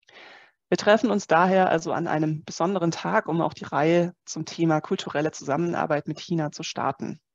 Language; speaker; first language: German; native; German